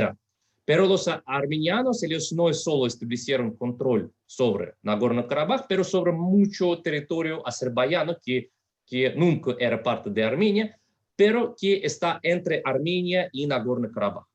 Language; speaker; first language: Spanish; non-native, fluent; Russian